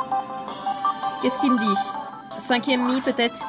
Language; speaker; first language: French; native; French